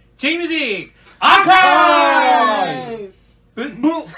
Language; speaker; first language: Korean; native; Korean